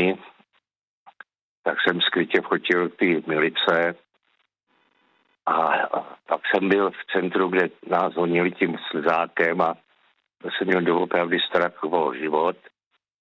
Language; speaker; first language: Czech; native; Czech